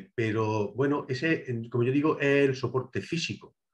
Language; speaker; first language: Spanish; native; Spanish